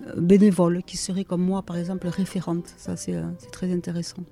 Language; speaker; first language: French; native; French